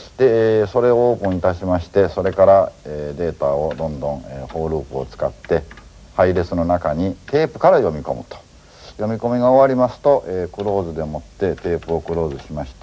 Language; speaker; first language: Japanese; native; Japanese